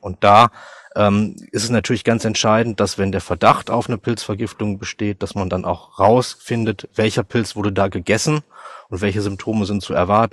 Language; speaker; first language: German; native; German